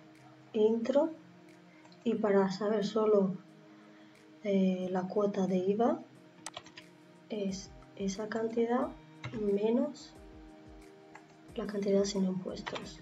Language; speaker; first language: Spanish; native; Spanish